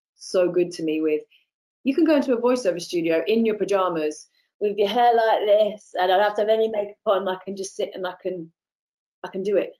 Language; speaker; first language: English; native; English